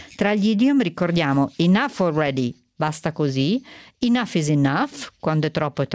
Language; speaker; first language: Italian; native; Italian